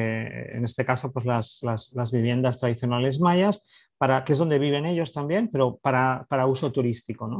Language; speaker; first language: Spanish; native; Spanish